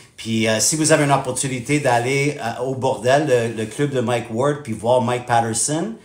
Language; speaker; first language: French; non-native, fluent; English